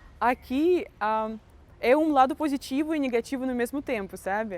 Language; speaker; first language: Portuguese; non-native, fluent; Russian